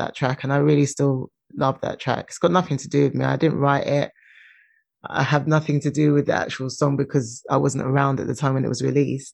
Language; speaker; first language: English; native; English